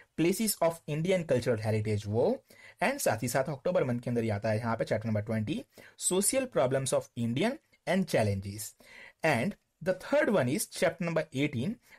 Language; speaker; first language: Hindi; non-native, local second language; Gujarati